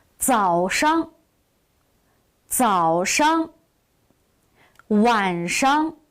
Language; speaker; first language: Chinese; non-native, local second language; Uyghur